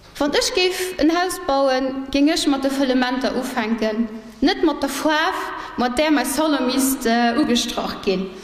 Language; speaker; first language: Luxembourgish; early bilingual, other home language; Portuguese